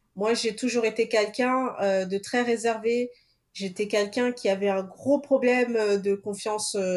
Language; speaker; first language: French; early bilingual, other home language; Portuguese